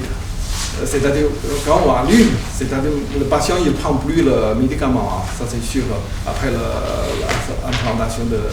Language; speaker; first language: French; non-native, learner; Chinese